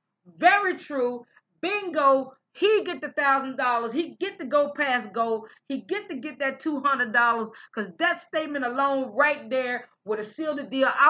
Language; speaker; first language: English; native; English